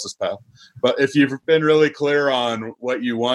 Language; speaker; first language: English; native; English